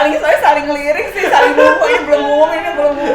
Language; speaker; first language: Indonesian; native; Indonesian